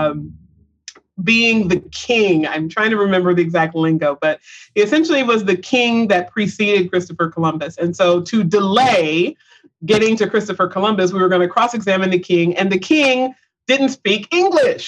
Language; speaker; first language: English; native; English